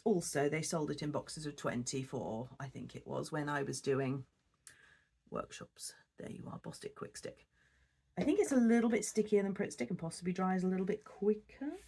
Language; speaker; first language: English; native; English